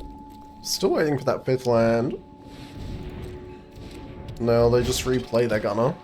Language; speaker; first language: English; native; English